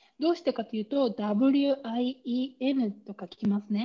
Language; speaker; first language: Japanese; non-native, learner; German